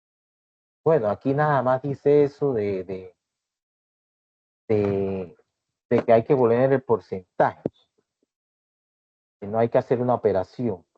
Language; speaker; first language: Spanish; native; Spanish